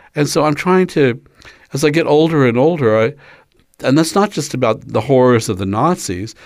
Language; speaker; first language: English; native; English